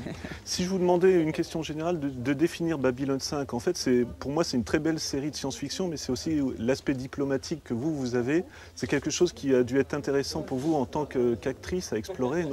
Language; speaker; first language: French; native; French